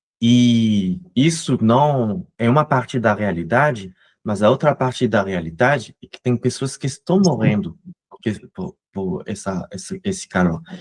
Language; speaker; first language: Portuguese; non-native, fluent; French